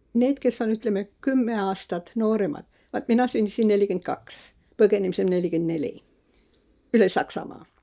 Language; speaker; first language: Estonian; early bilingual, heritage; Estonian